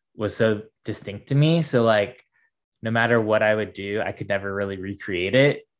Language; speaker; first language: English; native; English